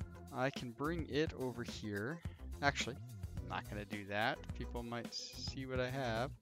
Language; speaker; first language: English; native; English